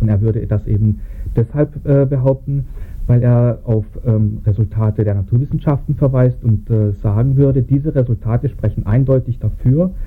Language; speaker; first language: German; native; German